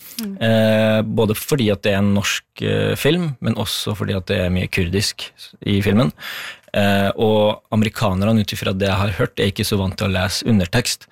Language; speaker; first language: Norwegian; early bilingual, other home language; Kurdish